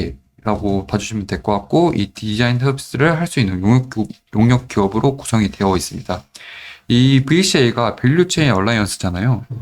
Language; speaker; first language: Korean; native; Korean